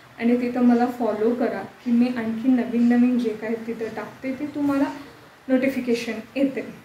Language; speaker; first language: Marathi; non-native, local second language; Kannada